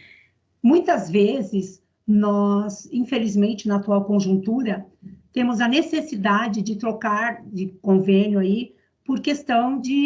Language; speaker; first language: Portuguese; native; Portuguese